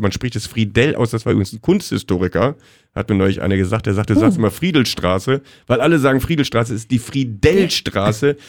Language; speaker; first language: German; native; German